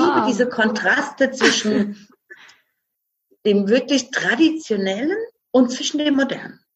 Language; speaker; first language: German; non-native, fluent; Croatian